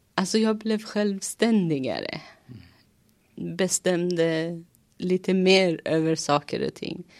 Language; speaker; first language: Swedish; non-native, fluent; Persian